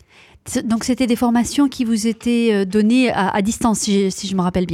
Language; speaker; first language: French; native; French